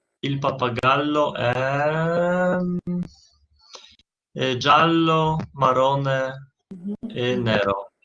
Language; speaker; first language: Italian; non-native, learner; Polish